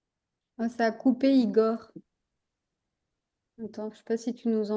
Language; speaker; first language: French; native; French